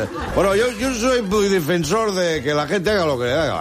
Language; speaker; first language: Spanish; native; Spanish